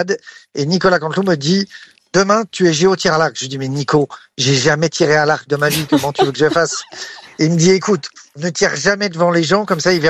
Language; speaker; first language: French; native; French